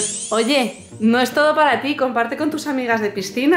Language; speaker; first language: Spanish; native; Spanish